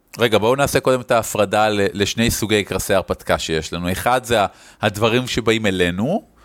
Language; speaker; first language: Hebrew; native; Hebrew